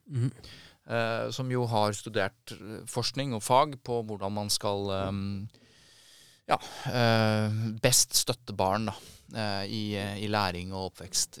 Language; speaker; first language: Norwegian; native; Norwegian